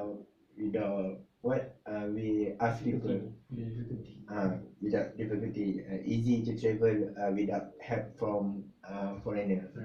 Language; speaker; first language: English; non-native, local second language; Malay